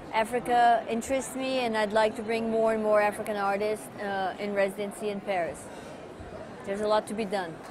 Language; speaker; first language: English; non-native, fluent; Portuguese